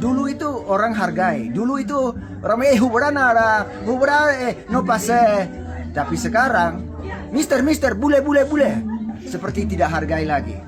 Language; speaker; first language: Indonesian; non-native, local second language; English